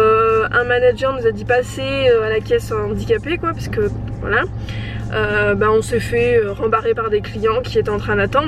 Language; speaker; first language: French; native; French